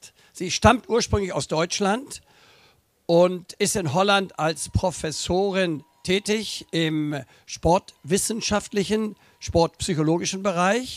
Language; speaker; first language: German; native; German